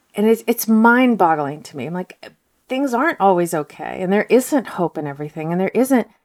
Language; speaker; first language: English; early bilingual, heritage; Russian